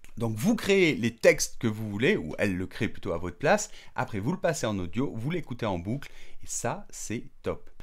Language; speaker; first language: French; native; French